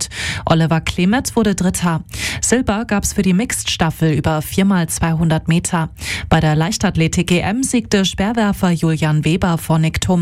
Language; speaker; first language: German; native; German